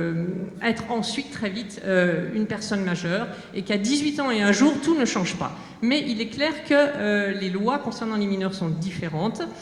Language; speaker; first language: French; native; French